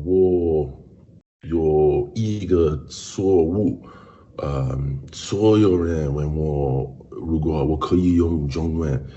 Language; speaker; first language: Chinese; non-native, learner; English